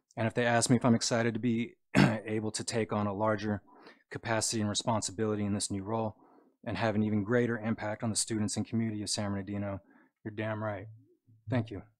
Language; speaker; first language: English; native; English